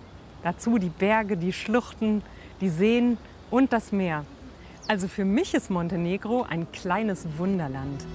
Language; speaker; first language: German; native; German